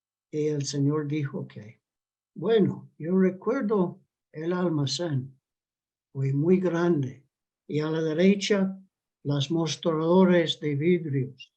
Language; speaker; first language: Spanish; non-native, fluent; English